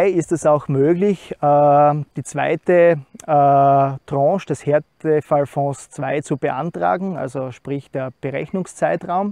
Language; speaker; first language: German; native; German